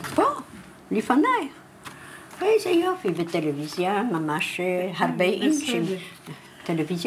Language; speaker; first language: Hebrew; non-native, fluent; Polish